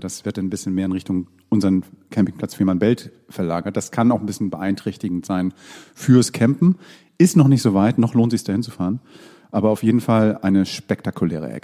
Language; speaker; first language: German; native; German